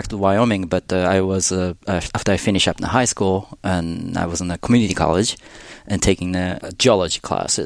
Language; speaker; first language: English; non-native, fluent; Japanese